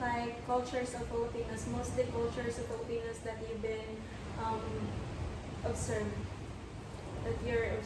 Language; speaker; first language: English; non-native, local second language; Filipino